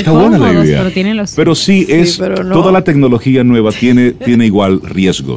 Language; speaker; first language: Spanish; native; Spanish